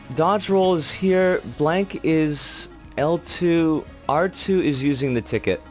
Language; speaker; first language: English; native; English